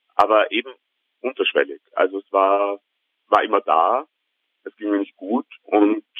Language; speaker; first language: German; native; German